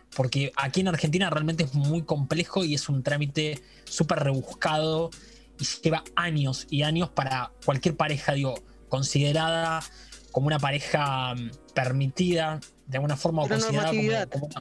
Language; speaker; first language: Spanish; native; Spanish